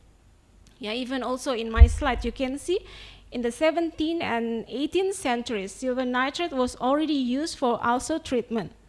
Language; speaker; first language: English; non-native, fluent; Turkish